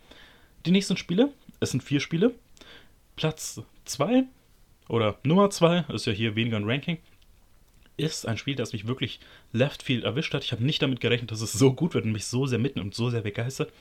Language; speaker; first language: German; native; German